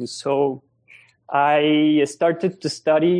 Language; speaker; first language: English; non-native, fluent; Spanish